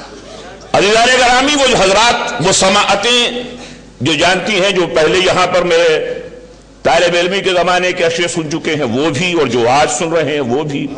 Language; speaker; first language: Urdu; native; Urdu